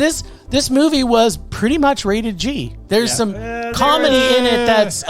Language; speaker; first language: English; native; English